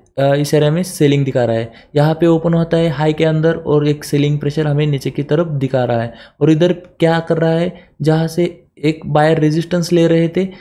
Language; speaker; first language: Hindi; non-native, local second language; Marathi